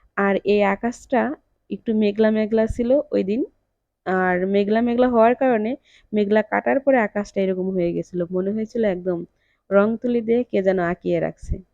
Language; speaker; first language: Bangla; native; Bangla